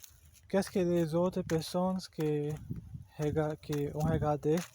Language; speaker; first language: French; non-native, learner; Portuguese